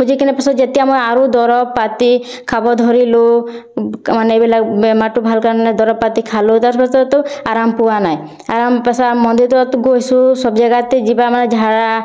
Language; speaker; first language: Assamese; non-native, local second language; Bodo